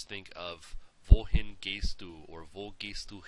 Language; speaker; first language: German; non-native, fluent; English